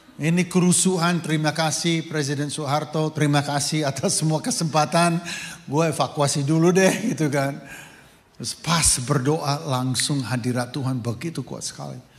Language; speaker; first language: Indonesian; non-native, fluent; English